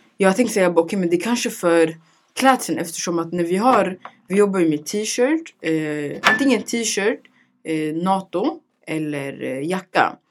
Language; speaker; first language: Swedish; early bilingual, other home language; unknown